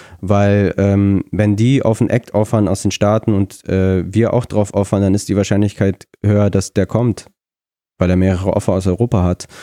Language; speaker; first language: German; early bilingual, other home language; Russian